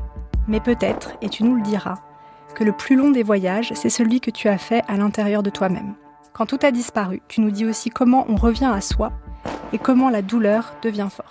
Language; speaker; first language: French; native; French